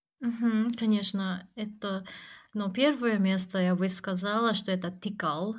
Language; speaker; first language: Russian; non-native, fluent; Japanese